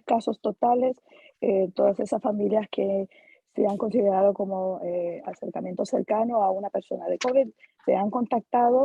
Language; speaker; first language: Spanish; native; Spanish